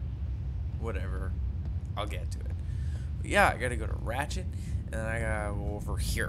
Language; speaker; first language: English; native; English